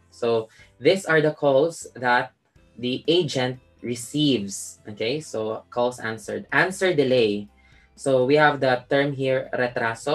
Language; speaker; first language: English; non-native, local second language; Filipino